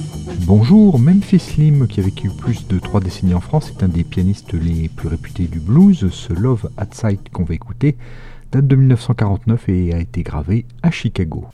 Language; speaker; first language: French; native; French